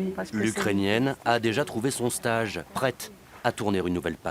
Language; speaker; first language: French; native; French